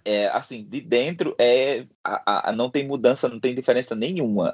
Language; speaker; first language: Portuguese; native; Portuguese